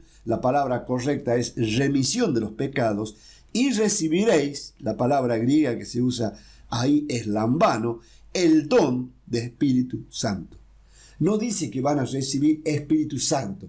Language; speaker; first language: Spanish; native; Spanish